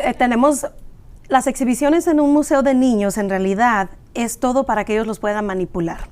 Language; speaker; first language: Spanish; early bilingual, other home language; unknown